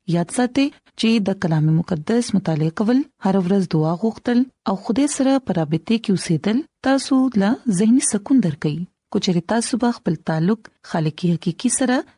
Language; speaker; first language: Pashto; non-native, local second language; Punjabi